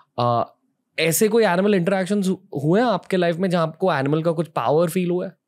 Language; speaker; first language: Hindi; native; Hindi